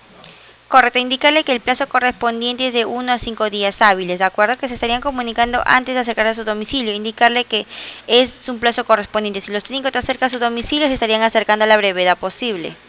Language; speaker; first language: Spanish; native; Spanish